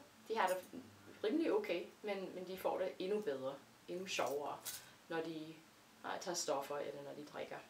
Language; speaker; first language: Danish; non-native, fluent; English